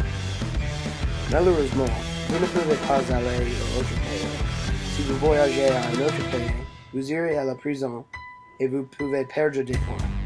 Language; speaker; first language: French; non-native, learner; English